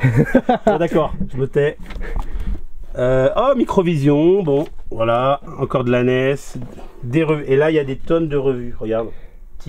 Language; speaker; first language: French; native; French